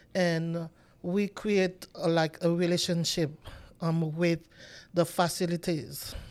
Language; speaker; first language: English; non-native, learner; Haitian Creole